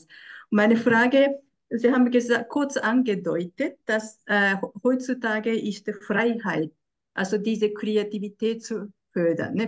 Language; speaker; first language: German; non-native, fluent; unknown